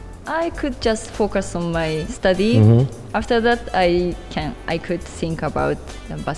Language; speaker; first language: English; non-native, learner; Japanese